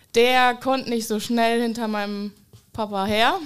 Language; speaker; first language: German; native; German